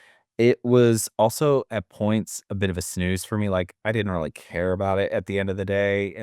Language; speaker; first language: English; native; English